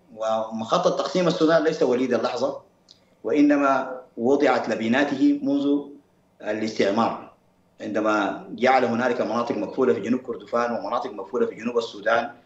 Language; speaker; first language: Arabic; native; Arabic